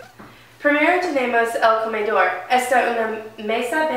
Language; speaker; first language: Spanish; non-native, learner; English